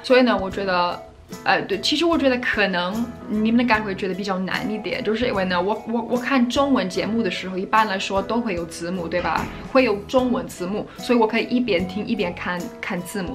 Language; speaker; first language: Chinese; non-native, fluent; English